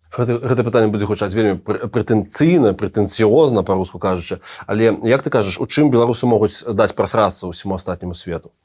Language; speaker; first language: Belarusian; non-native, local second language; Russian